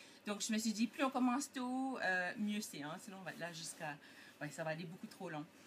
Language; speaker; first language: French; early bilingual, heritage; French